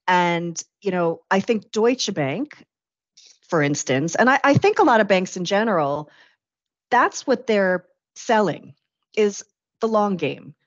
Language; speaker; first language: English; native; English